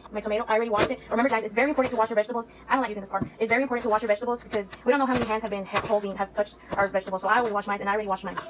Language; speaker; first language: English; early bilingual, other home language; Spanish